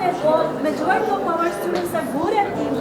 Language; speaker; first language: English; non-native, local second language; Uzbek